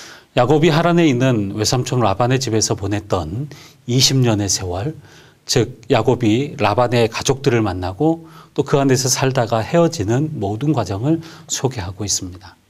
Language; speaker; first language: Korean; native; Korean